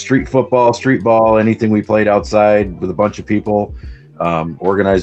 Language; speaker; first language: English; native; English